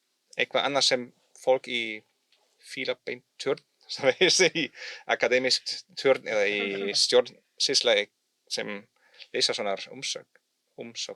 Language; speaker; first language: Icelandic; non-native, learner; German